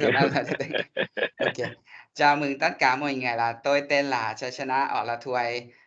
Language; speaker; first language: Vietnamese; non-native, learner; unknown